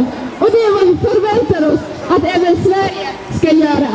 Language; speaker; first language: Swedish; non-native, fluent; Azerbaijani